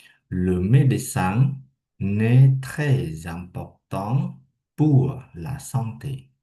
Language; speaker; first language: French; non-native, fluent; Khmer